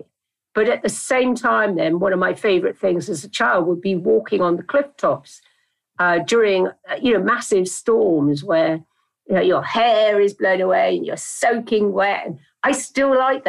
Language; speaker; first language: English; native; English